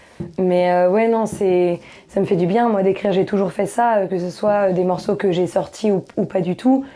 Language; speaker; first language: French; native; French